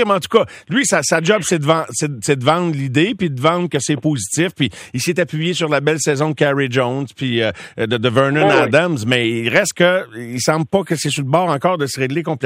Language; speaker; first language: French; native; French